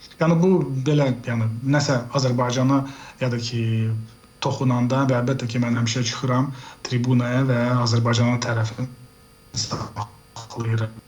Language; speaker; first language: Azerbaijani; early bilingual, heritage; Azerbaijani